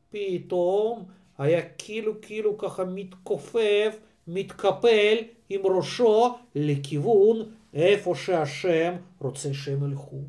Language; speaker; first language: Hebrew; non-native, fluent; Russian